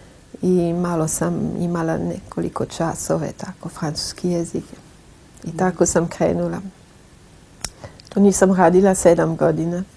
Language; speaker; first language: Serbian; non-native, fluent; French